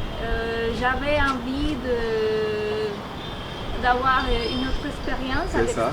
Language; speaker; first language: French; non-native, fluent; Spanish